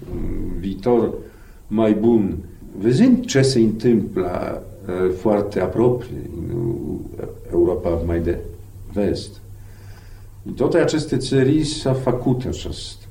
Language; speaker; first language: Romanian; non-native, fluent; Polish